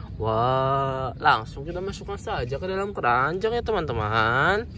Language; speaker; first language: Indonesian; native; Indonesian